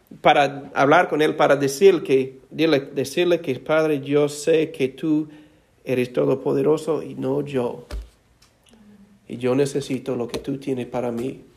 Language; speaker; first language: Spanish; non-native, fluent; English